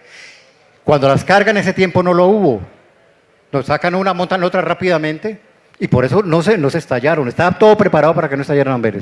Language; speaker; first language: Spanish; native; Spanish